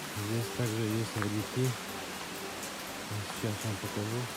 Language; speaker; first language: Russian; non-native, local second language; Chechen